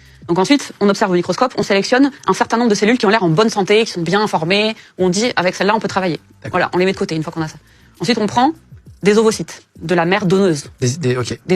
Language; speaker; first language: French; native; French